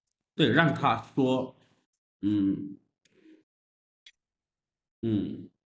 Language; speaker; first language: Chinese; non-native, fluent; Urdu